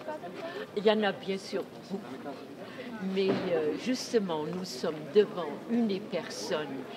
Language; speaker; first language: French; non-native, fluent; German